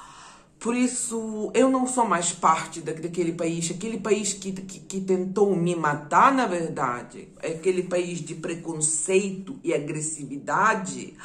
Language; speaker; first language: Portuguese; non-native, fluent; Ukrainian